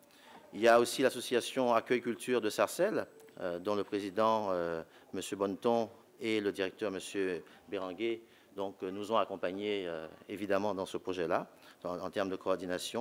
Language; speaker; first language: French; native; French